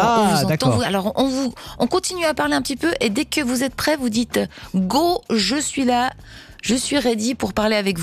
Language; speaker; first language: French; native; French